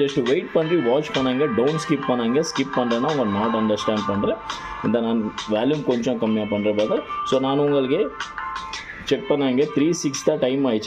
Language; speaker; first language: Tamil; non-native, local second language; Malayalam